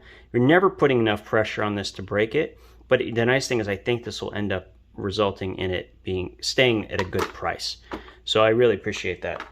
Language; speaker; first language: English; native; English